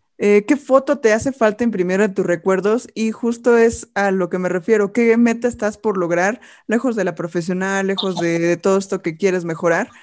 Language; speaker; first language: Spanish; native; Spanish